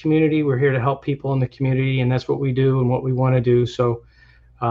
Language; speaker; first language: English; native; English